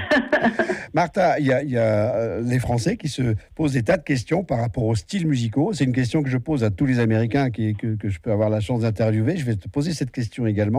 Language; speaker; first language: French; native; French